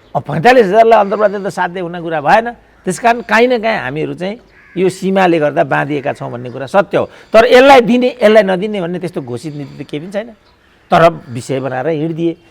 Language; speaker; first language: Nepali; native; Nepali